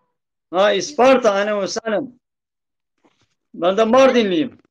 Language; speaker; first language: Turkish; non-native, local second language; Kurdish